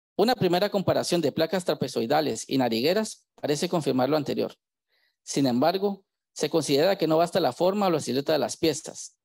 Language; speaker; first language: Spanish; native; Spanish